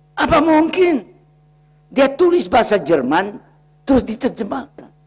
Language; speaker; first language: Indonesian; native; Indonesian